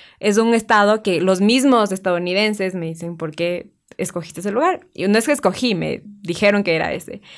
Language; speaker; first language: Spanish; native; Spanish